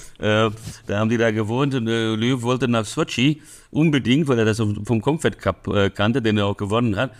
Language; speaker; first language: German; early bilingual, other home language; Hungarian